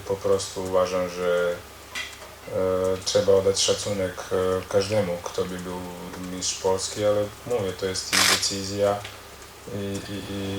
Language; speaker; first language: Polish; non-native, learner; Croatian